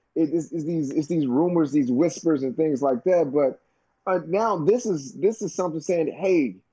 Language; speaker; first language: English; native; English